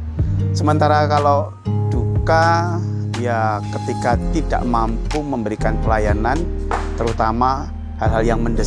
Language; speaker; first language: Indonesian; non-native, local second language; Javanese